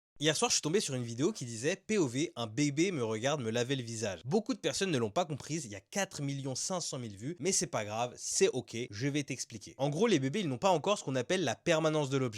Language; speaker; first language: French; native; French